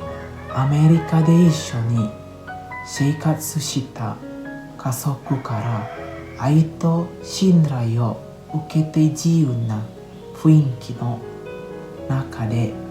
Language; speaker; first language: Japanese; non-native, learner; Indonesian